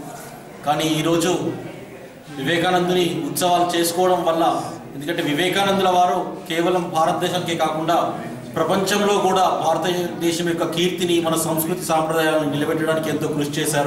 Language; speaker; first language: Telugu; native; Telugu